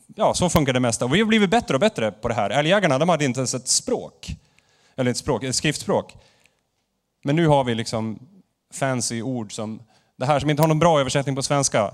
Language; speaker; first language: Swedish; native; Swedish